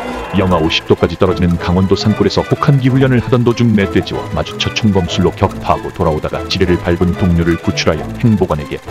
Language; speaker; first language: Korean; native; Korean